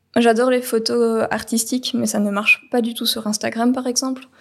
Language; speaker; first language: French; native; French